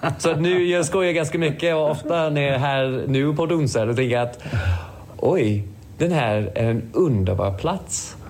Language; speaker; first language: Swedish; non-native, fluent; English